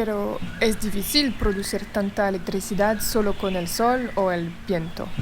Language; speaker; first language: Spanish; non-native, fluent; French